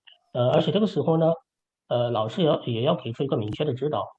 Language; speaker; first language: Chinese; native; Chinese